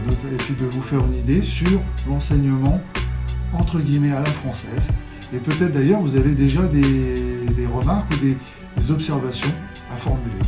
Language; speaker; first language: French; native; French